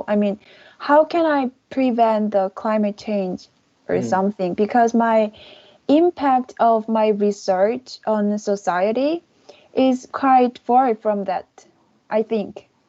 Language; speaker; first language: English; non-native, learner; Korean